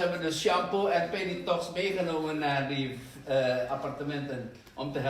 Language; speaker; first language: Dutch; non-native, fluent; Indonesian